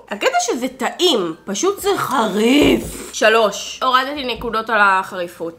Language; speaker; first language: Hebrew; native; Hebrew